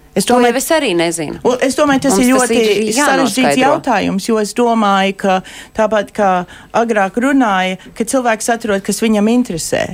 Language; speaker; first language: Latvian; early bilingual, heritage; Latvian